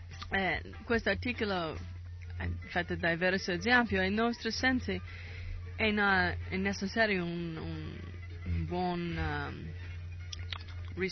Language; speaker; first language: Italian; non-native, learner; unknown